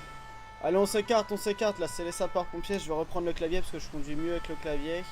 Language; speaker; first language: French; native; French